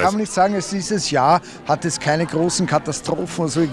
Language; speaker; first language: German; native; German